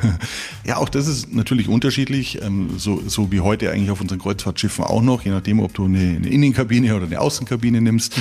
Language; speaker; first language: German; native; German